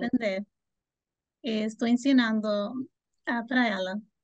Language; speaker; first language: Portuguese; non-native, fluent; Spanish